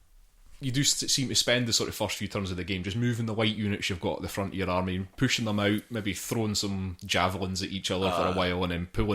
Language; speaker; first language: English; native; English